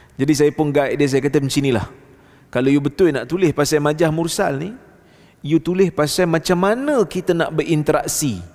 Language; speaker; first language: Malay; native; Malay